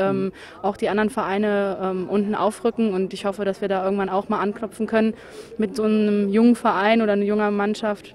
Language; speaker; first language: German; native; German